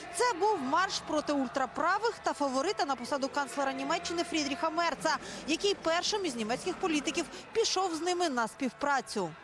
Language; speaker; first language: Ukrainian; native; Ukrainian